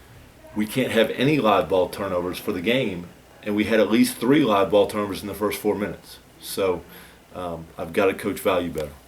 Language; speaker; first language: English; native; English